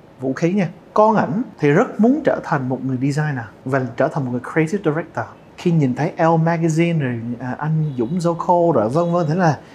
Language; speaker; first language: Vietnamese; early bilingual, heritage; Vietnamese